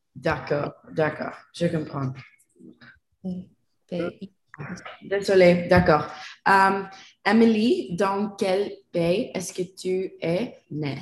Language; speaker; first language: French; non-native, learner; Spanish